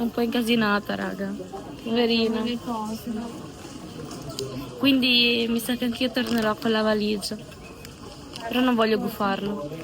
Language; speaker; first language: Italian; early bilingual, other home language; Filipino